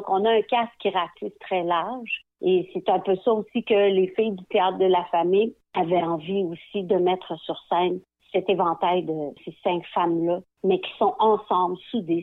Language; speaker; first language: French; native; French